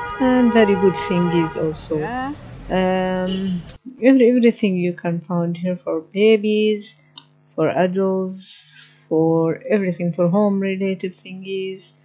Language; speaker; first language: English; non-native, learner; Arabic